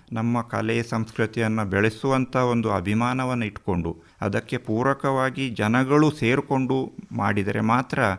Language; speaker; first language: Kannada; non-native, local second language; Kodava